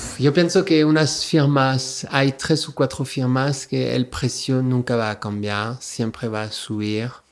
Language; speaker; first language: Spanish; non-native, fluent; French